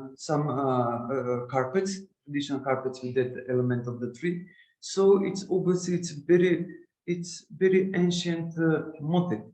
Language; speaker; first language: English; non-native, learner; Macedonian